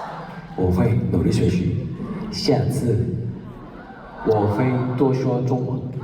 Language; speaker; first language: Chinese; non-native, learner; Korean